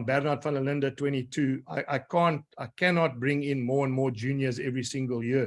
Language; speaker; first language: English; native; English